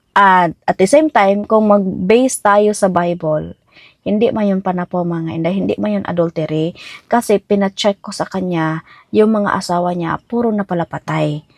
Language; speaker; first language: Filipino; non-native, local second language; Cebuano